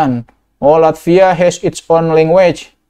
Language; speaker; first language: English; non-native, learner; Indonesian